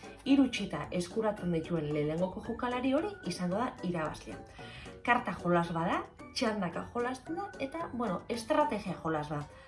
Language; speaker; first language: Basque; native; Basque